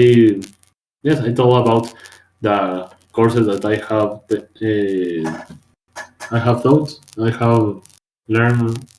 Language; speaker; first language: English; non-native, learner; Spanish